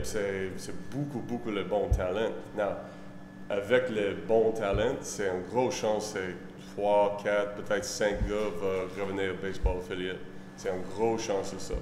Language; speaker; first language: French; non-native, learner; English